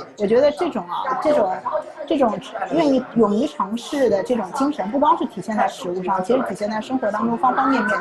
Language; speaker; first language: Chinese; native; Chinese